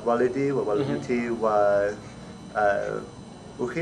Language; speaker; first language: Arabic; non-native, learner; English